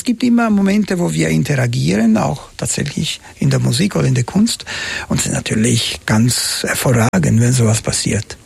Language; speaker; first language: German; non-native, fluent; Italian